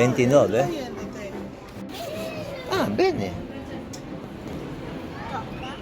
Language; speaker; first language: Italian; non-native, learner; Filipino